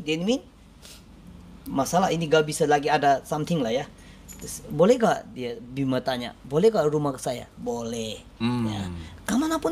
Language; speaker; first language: Indonesian; non-native, learner; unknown